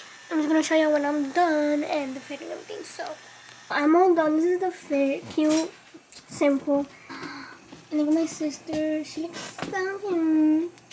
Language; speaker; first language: English; early bilingual, other home language; Spanish